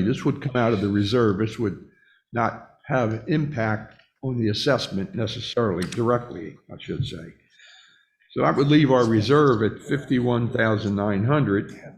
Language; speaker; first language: English; native; English